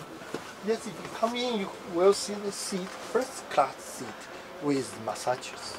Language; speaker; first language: English; non-native, learner; Chinese